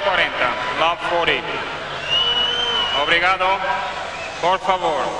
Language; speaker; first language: Portuguese; non-native, learner; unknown